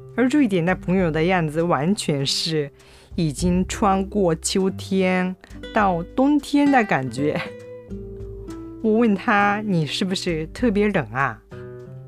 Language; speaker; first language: Chinese; non-native, fluent; Japanese